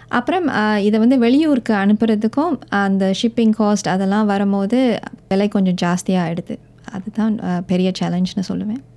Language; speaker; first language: Tamil; native; Tamil